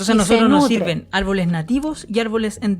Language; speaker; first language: Spanish; native; Spanish